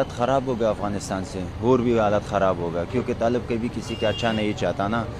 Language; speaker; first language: Hindi; non-native, fluent; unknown